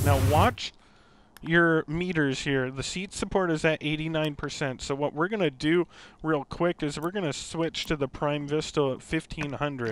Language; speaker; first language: English; native; English